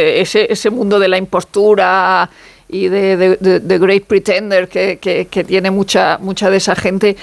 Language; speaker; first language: Spanish; native; Spanish